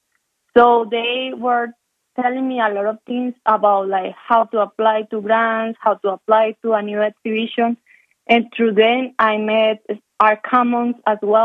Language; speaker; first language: English; non-native, fluent; Spanish